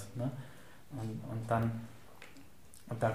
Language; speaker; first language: German; native; German